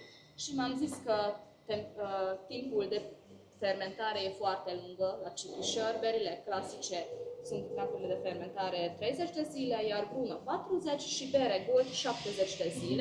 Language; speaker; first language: Romanian; non-native, local second language; Hungarian